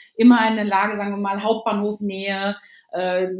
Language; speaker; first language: German; native; German